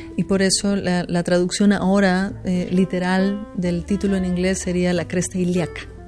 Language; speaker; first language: Spanish; native; Spanish